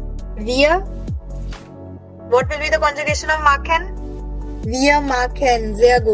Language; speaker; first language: German; non-native, fluent; Hindi